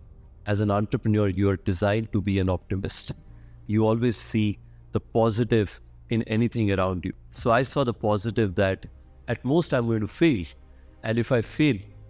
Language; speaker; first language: English; non-native, local second language; Hindi